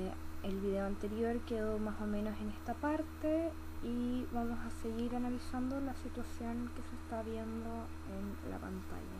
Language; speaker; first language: Spanish; native; Spanish